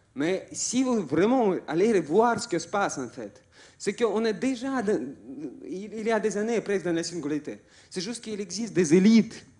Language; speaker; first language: French; non-native, fluent; Russian